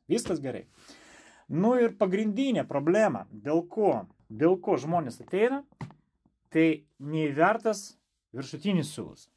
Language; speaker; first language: Lithuanian; non-native, local second language; Russian